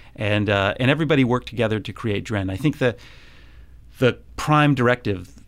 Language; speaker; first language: English; native; English